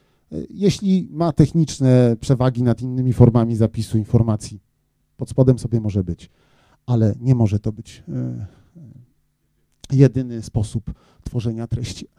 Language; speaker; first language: Polish; native; Polish